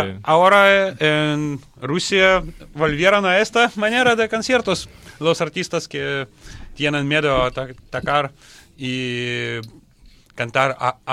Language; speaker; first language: Spanish; non-native, learner; Russian